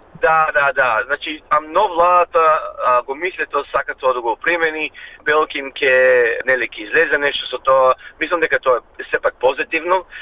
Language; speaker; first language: Macedonian; early bilingual, heritage; Macedonian